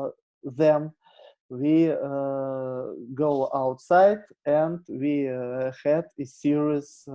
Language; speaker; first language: English; non-native, learner; Russian